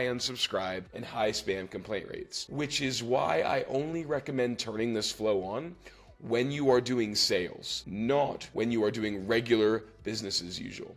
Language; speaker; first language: English; native; English